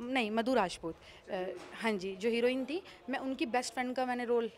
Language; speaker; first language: Hindi; native; Hindi